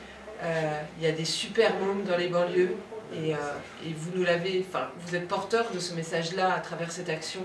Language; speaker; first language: French; native; French